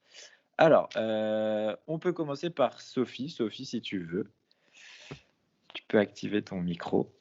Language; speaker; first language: French; native; French